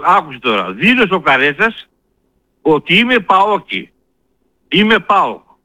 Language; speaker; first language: Greek; native; Greek